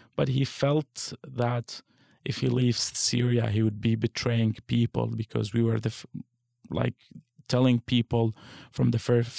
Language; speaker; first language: English; non-native, fluent; Arabic